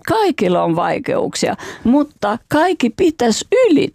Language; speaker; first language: Finnish; non-native, fluent; Albanian